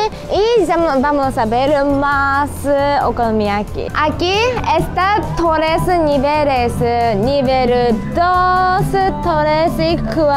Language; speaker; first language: Spanish; non-native, learner; Japanese